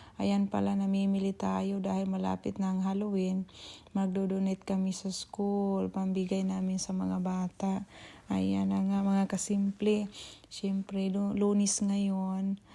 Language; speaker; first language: Filipino; non-native, local second language; Cebuano